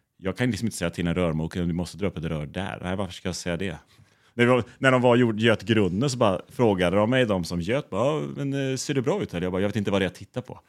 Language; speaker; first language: Swedish; native; Swedish